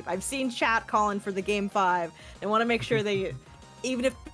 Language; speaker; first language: English; native; English